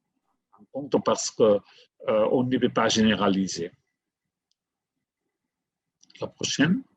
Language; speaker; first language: French; non-native, fluent; Catalan